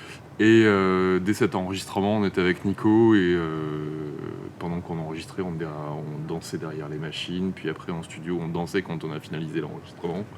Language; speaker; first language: French; native; French